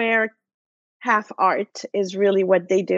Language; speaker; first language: English; non-native, fluent; French